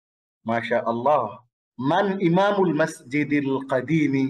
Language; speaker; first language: Arabic; non-native, fluent; Bangla